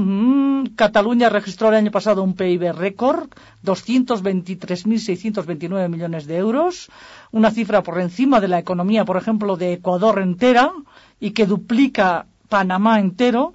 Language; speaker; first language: Spanish; native; Spanish